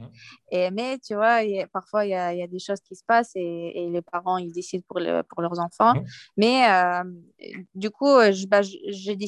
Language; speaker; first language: French; non-native, fluent; Uyghur